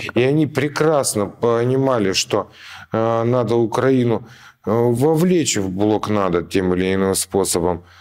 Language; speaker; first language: Russian; native; Russian